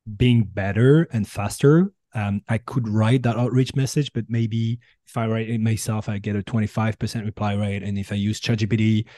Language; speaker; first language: English; non-native, fluent; French